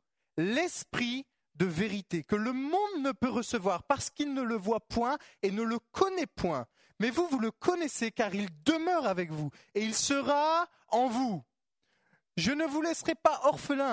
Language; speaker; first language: French; native; French